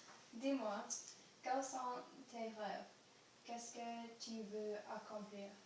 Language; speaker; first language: French; non-native, learner; English